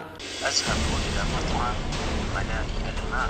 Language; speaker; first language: Arabic; non-native, learner; Malay